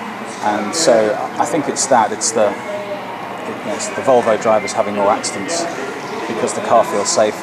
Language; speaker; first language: English; native; English